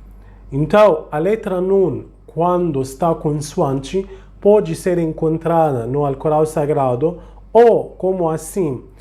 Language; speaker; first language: Portuguese; non-native, fluent; Arabic